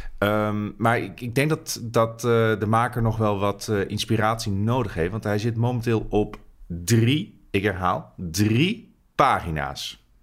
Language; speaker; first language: Dutch; native; Dutch